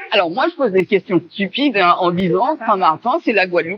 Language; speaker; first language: French; native; French